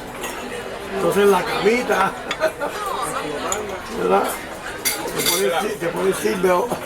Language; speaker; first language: Spanish; early bilingual, heritage; English